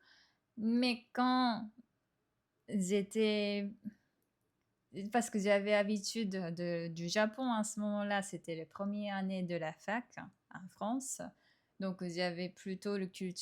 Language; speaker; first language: French; non-native, fluent; Japanese